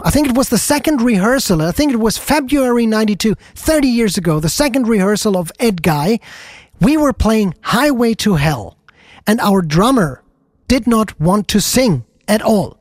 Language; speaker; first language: English; non-native, fluent; German